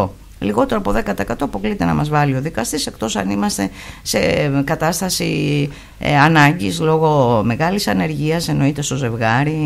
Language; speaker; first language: Greek; native; Greek